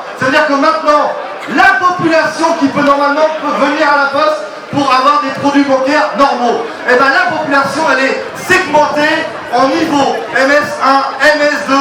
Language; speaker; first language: French; native; French